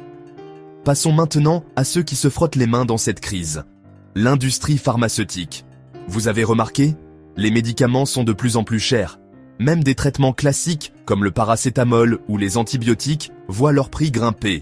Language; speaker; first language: French; native; French